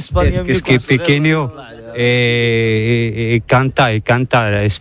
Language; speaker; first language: Spanish; non-native, learner; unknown